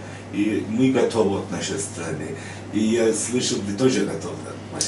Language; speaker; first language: Russian; non-native, learner; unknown